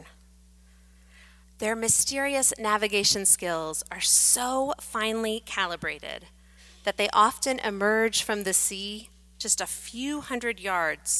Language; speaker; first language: English; native; English